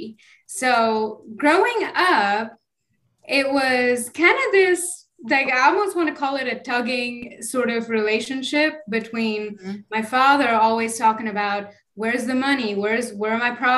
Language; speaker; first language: English; non-native, local second language; Kannada